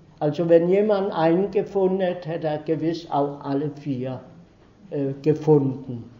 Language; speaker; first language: German; early bilingual, heritage; German